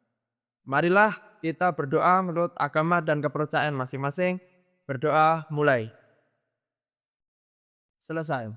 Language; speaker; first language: Indonesian; native; Indonesian